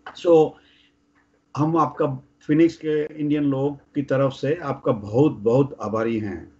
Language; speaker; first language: Hindi; non-native, local second language; Sindhi